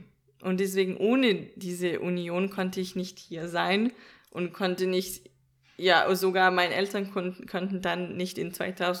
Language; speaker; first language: German; non-native, fluent; Danish